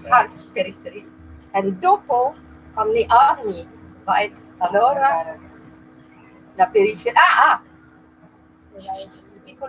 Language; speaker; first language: Italian; non-native, learner; French